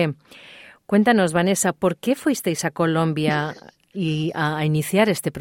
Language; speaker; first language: Spanish; native; Spanish